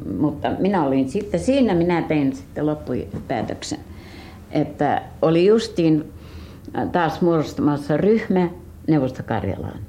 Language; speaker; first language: Finnish; early bilingual, heritage; Finnish